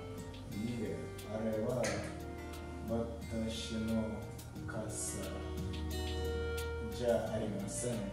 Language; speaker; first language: Japanese; non-native, learner; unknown